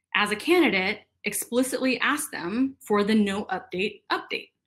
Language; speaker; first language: English; native; English